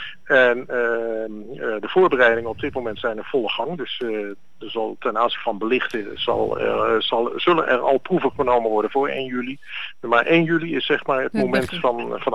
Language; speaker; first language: Dutch; native; Dutch